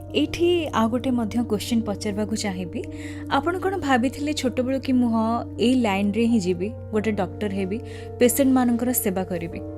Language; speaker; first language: Odia; native; Odia